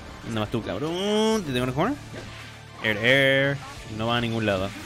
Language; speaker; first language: Spanish; early bilingual, heritage; Spanish